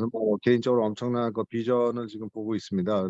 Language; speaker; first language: Korean; native; Korean